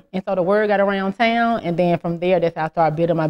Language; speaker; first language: English; native; English